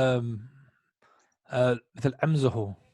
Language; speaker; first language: Arabic; non-native, learner; English